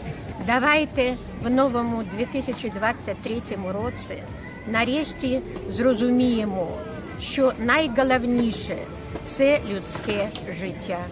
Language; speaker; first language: Ukrainian; non-native, local second language; Russian